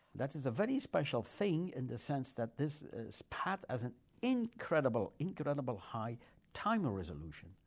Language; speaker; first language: English; non-native, fluent; Dutch